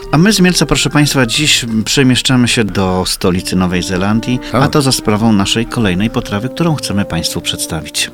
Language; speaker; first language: Polish; native; Polish